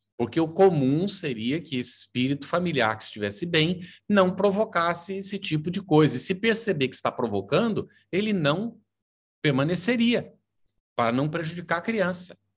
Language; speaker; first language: Portuguese; native; Portuguese